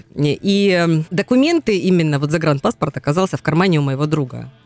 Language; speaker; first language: Russian; native; Russian